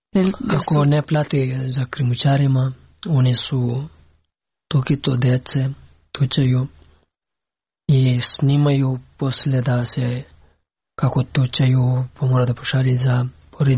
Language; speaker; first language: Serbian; non-native, learner; Pashto